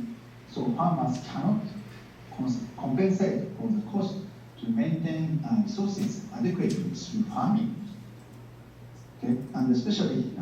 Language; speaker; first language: English; non-native, fluent; Japanese